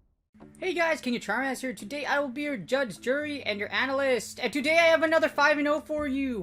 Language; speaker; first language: English; native; English